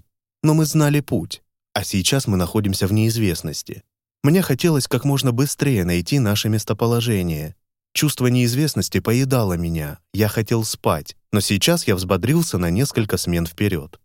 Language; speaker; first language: Russian; native; Russian